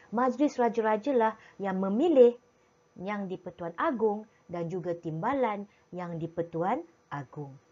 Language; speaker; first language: Malay; native; Malay